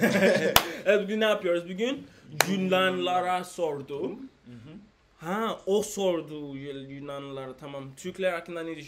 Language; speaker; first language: Turkish; non-native, fluent; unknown